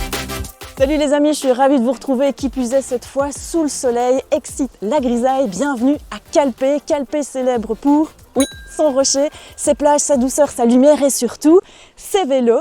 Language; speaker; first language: French; native; French